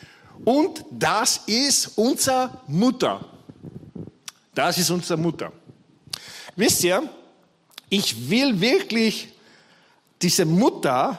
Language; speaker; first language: German; non-native, fluent; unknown